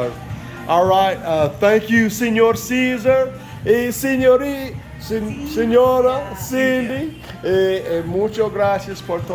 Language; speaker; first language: Spanish; non-native, learner; English